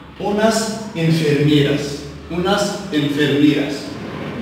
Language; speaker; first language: Spanish; non-native, fluent; Arabic